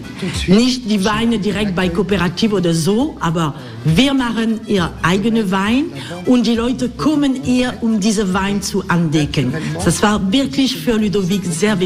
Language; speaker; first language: German; non-native, fluent; French